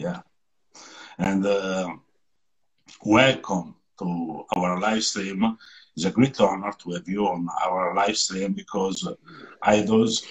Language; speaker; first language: English; non-native, learner; Italian